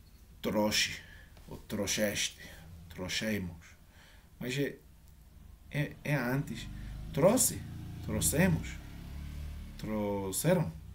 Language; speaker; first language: Portuguese; non-native, learner; Spanish